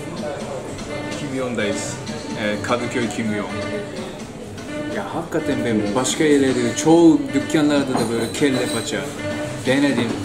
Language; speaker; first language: Turkish; non-native, fluent; Japanese